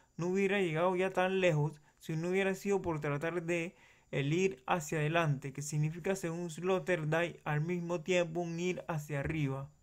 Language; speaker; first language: Spanish; native; Spanish